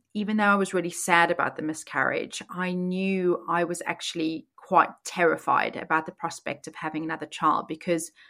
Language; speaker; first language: English; native; English